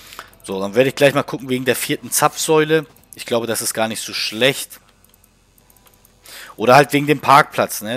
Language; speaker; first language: German; native; German